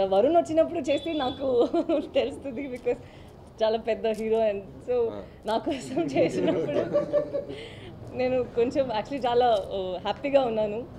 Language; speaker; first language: Telugu; non-native, fluent; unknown